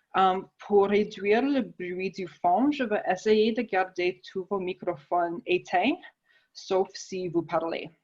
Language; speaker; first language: French; non-native, fluent; English